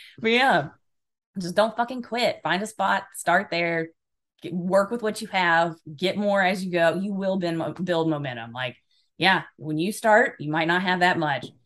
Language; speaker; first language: English; native; English